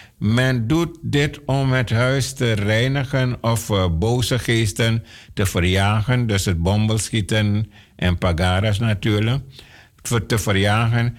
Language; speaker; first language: Dutch; native; Dutch